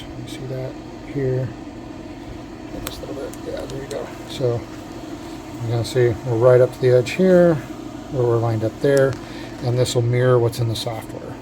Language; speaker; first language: English; native; English